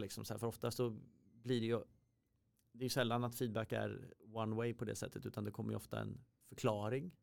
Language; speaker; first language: Swedish; native; Swedish